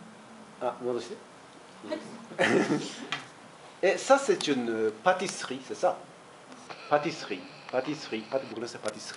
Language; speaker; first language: French; non-native, fluent; Japanese